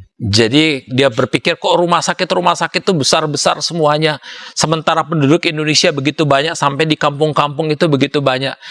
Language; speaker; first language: Indonesian; native; Indonesian